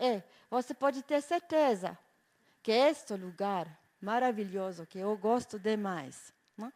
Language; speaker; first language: Portuguese; non-native, fluent; German